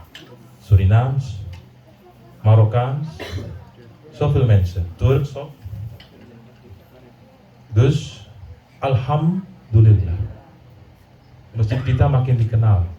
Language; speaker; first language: Dutch; non-native, learner; Indonesian